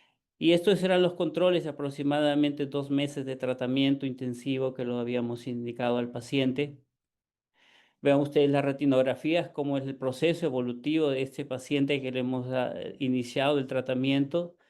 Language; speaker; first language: Spanish; native; Spanish